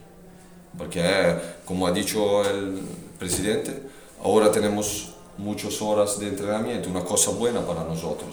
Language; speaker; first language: Spanish; non-native, fluent; Italian